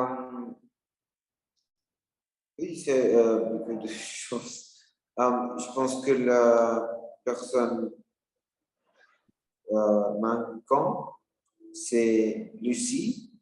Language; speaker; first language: French; non-native, learner; Spanish